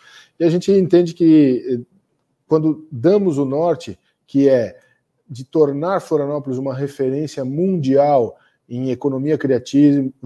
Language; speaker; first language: Portuguese; native; Portuguese